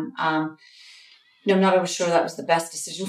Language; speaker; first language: English; native; English